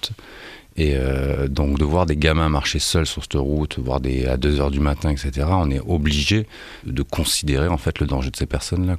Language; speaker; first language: French; native; French